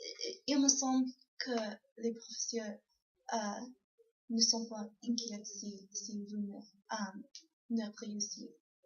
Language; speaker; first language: French; non-native, learner; English